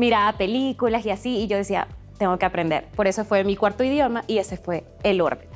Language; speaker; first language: Spanish; early bilingual, other home language; Portuguese